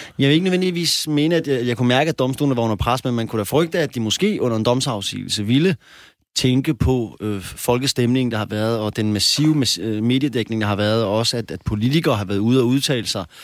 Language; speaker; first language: Danish; early bilingual, other home language; Persian